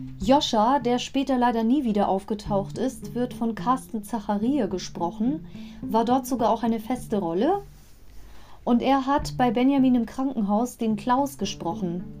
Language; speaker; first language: German; native; German